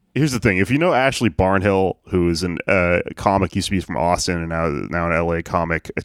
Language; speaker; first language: English; native; English